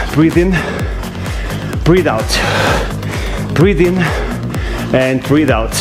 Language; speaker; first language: English; non-native, fluent; German